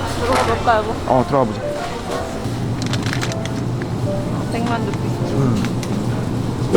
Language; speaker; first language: Korean; non-native, learner; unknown